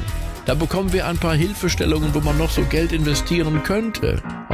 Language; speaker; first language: German; native; German